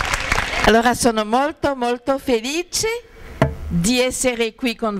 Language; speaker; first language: Italian; non-native, fluent; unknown